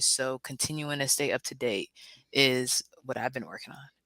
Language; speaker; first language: English; native; English